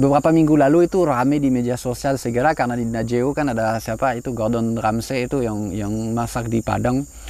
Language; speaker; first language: Indonesian; non-native, fluent; French